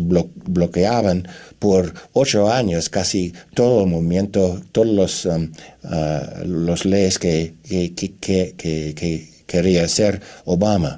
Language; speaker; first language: Spanish; non-native, fluent; English